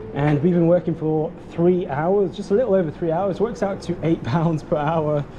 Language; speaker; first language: English; native; English